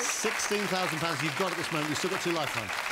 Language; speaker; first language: English; native; English